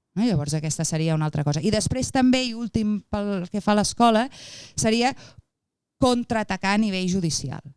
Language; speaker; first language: Catalan; native; Catalan